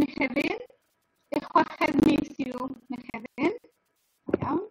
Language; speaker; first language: Welsh; non-native, learner; Spanish